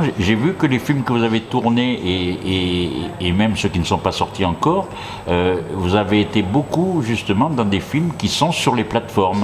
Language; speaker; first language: French; native; French